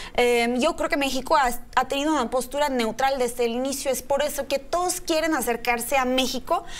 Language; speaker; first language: Spanish; non-native, fluent; Turkish